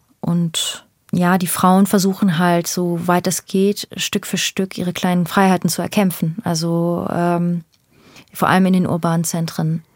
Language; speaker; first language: German; early bilingual, other home language; Persian